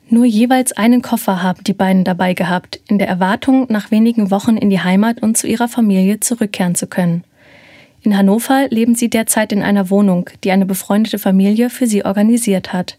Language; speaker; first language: German; native; German